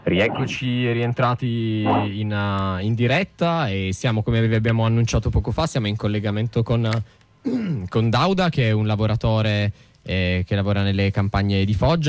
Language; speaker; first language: Italian; native; Italian